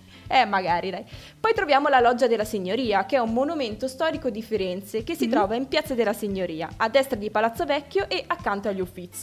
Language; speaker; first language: Italian; native; Italian